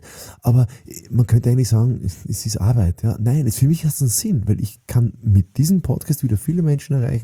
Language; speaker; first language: German; native; German